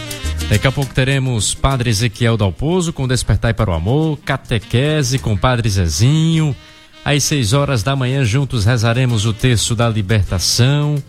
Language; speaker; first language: Portuguese; native; Portuguese